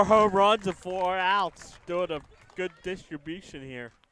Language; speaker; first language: English; native; English